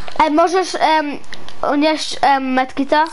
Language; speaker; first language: Polish; early bilingual, heritage; Polish